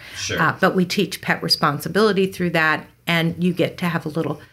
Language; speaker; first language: English; native; English